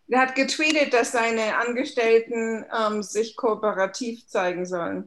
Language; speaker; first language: German; native; German